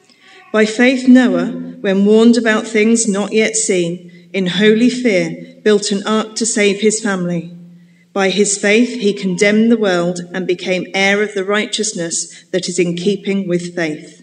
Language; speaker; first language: English; native; English